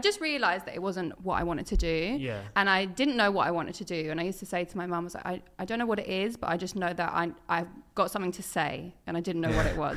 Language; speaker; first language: English; native; English